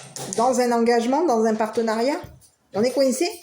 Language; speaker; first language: French; native; French